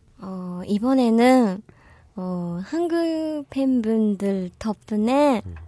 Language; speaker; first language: Korean; non-native, learner; Japanese